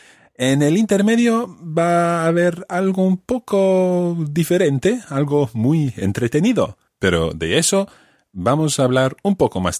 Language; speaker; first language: Spanish; non-native, fluent; English